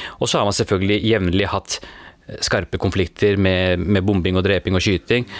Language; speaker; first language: Norwegian; early bilingual, other home language; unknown